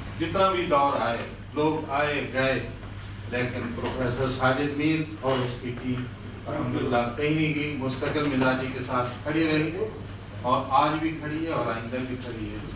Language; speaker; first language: Urdu; non-native, local second language; Saraiki